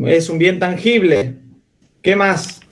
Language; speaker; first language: Spanish; native; Spanish